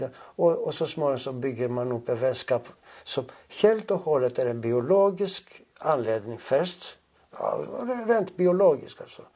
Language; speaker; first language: Swedish; non-native, fluent; Greek